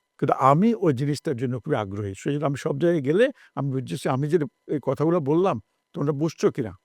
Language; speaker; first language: Bangla; native; Bangla